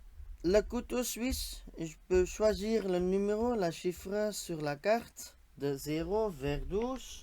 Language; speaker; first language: French; non-native, local second language; Dutch